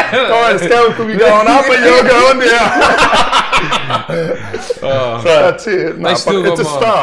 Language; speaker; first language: English; native; English